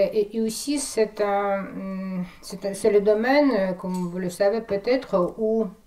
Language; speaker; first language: French; non-native, fluent; Russian